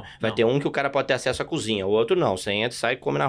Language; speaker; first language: Portuguese; native; Portuguese